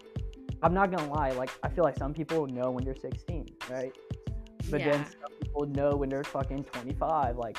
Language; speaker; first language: English; native; English